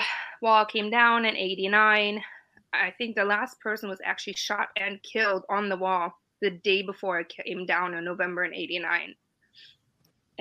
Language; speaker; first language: English; non-native, fluent; German